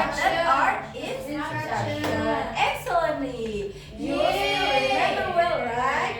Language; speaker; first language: English; non-native, learner; Indonesian